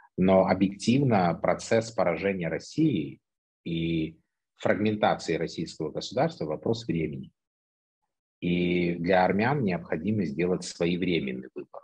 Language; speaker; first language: Russian; native; Russian